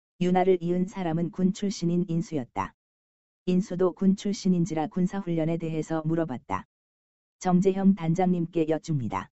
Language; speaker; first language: Korean; native; Korean